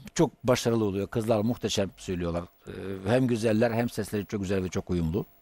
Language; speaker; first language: Turkish; non-native, fluent; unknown